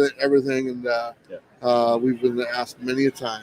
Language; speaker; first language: English; native; English